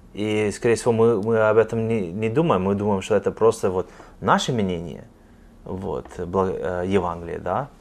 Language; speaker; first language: Russian; non-native, fluent; English